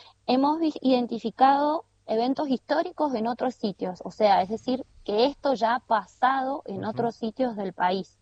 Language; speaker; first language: Spanish; native; Spanish